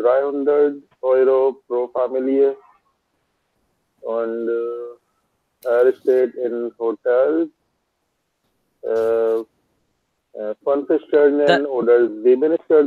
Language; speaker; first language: German; non-native, learner; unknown